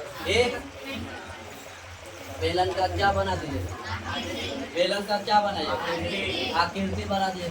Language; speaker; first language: Hindi; native; Hindi